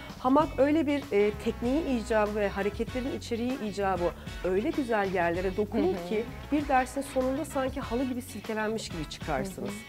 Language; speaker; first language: Turkish; native; Turkish